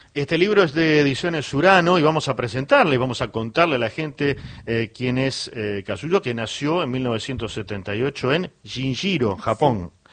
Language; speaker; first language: Spanish; native; Spanish